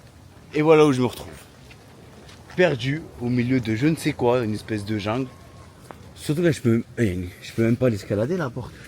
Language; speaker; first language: French; native; French